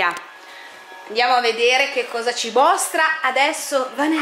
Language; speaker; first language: Italian; native; Italian